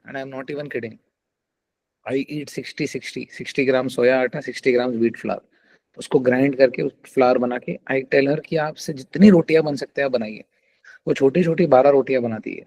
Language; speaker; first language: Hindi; non-native, local second language; Telugu